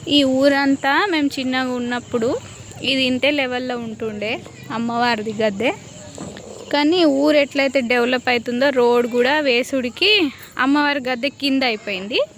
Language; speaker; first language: Telugu; non-native, local second language; Marathi